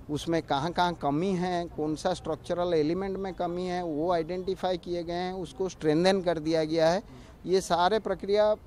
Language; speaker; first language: Hindi; non-native, local second language; Odia